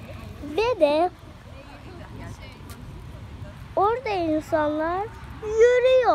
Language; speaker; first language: Turkish; early bilingual, heritage; Turkish